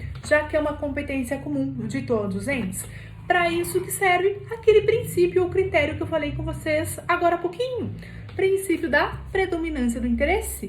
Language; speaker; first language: Portuguese; native; Portuguese